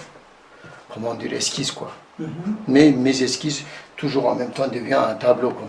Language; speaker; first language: French; non-native, fluent; Turkish